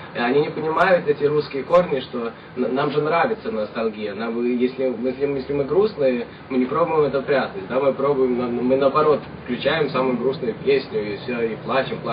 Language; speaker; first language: Russian; early bilingual, heritage; Russian